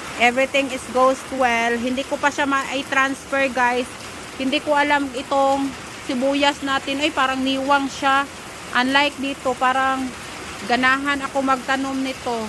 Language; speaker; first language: Filipino; non-native, local second language; Cebuano